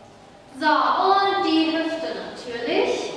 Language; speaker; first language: German; native; German